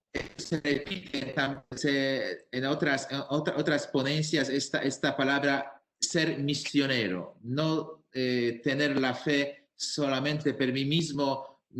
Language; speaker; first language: Spanish; non-native, fluent; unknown